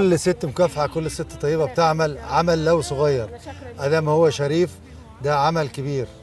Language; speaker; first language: Arabic; native; Arabic